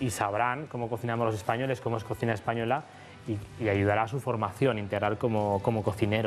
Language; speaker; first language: Spanish; native; Spanish